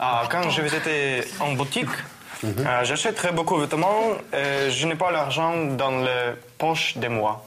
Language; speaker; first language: French; non-native, learner; Russian